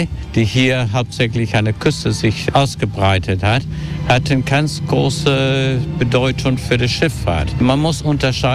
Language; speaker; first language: German; non-native, fluent; Spanish